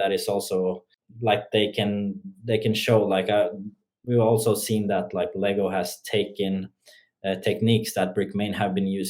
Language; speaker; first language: English; non-native, fluent; Norwegian